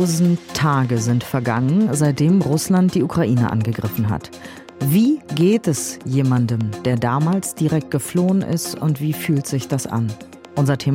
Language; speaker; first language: German; native; German